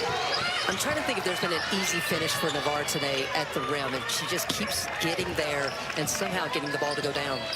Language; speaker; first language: English; native; English